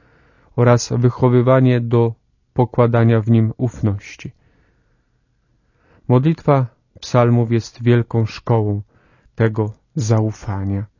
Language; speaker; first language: Polish; native; Polish